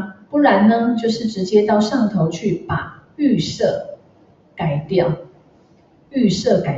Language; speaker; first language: Chinese; native; Chinese